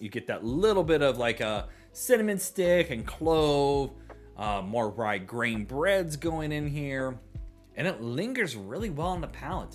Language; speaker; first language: English; native; English